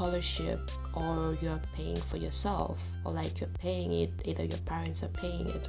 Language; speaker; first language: English; non-native, local second language; Swahili